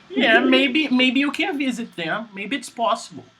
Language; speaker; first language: English; non-native, fluent; Portuguese